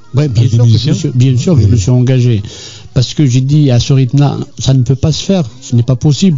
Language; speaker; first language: French; non-native, local second language; Kabyle